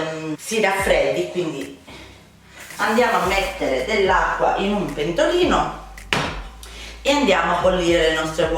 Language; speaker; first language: Italian; native; Italian